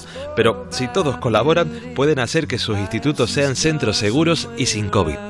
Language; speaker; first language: Spanish; native; Spanish